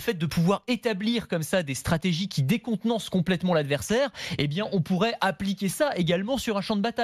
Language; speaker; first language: French; native; French